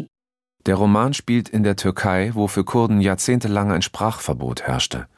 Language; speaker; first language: German; native; German